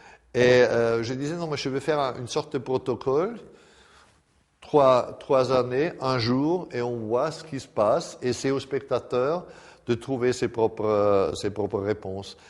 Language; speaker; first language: French; non-native, fluent; German